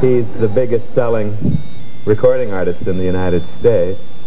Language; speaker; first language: English; native; English